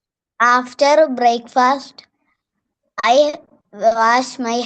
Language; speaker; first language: English; non-native, learner; Malayalam